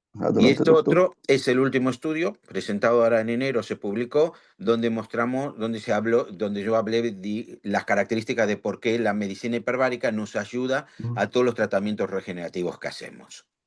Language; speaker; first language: Spanish; native; Spanish